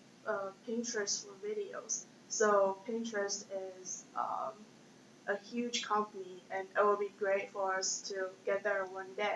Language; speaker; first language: English; non-native, fluent; Chinese